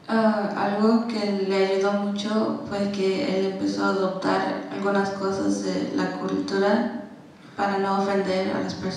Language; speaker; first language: Spanish; non-native, learner; English